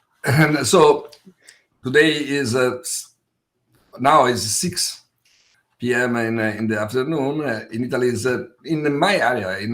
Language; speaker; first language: English; non-native, fluent; Italian